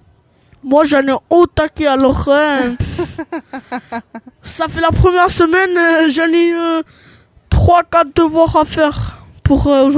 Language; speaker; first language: French; early bilingual, other home language; Albanian